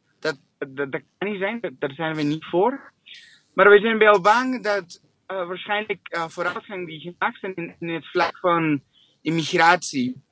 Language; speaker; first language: Dutch; non-native, fluent; English